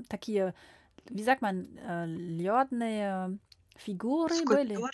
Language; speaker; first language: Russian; non-native, learner; German